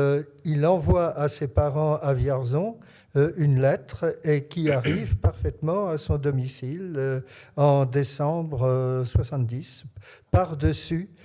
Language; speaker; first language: French; native; French